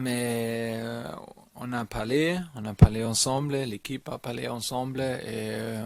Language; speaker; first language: French; non-native, learner; German